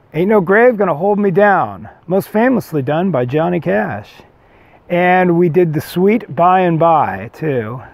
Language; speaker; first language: English; native; English